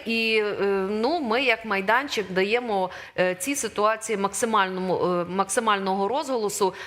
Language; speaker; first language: Ukrainian; native; Ukrainian